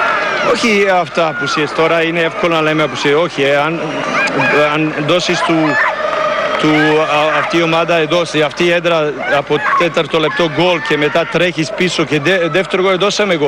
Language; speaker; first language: Greek; non-native, learner; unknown